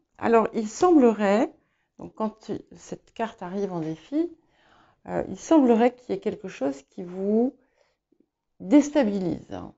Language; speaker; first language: French; non-native, fluent; English